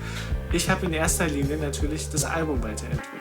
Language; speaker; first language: German; native; German